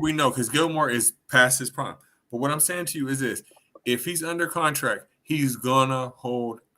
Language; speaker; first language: English; native; English